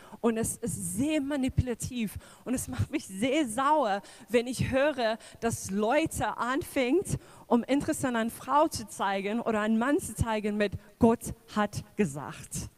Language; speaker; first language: German; non-native, fluent; English